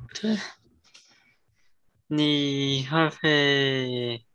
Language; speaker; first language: Chinese; early bilingual, heritage; Chinese